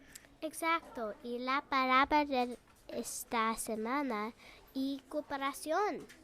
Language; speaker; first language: Spanish; non-native, learner; English